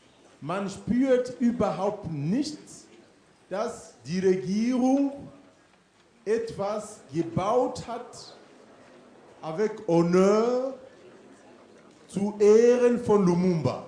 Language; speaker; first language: German; non-native, fluent; French